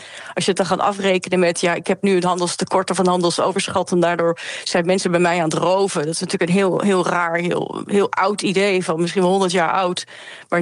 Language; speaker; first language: Dutch; native; Dutch